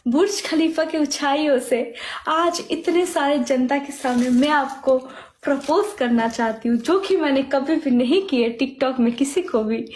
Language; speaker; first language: Hindi; non-native, local second language; Bangla